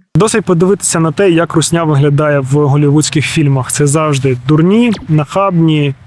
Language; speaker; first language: Ukrainian; non-native, local second language; Russian